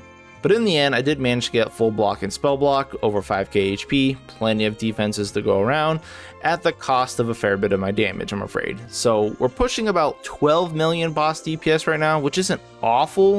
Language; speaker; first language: English; native; English